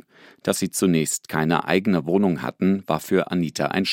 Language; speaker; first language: German; native; German